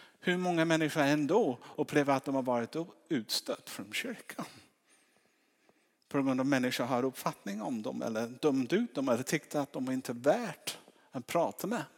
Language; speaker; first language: Swedish; non-native, fluent; English